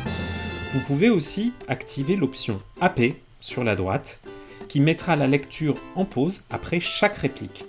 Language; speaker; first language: French; native; French